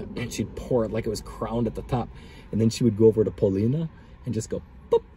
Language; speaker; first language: English; native; English